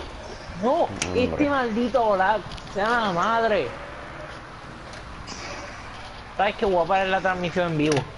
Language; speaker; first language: Spanish; native; Spanish